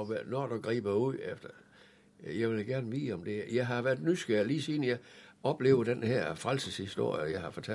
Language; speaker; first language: Danish; native; Danish